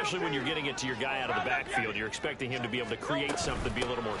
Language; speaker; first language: English; native; English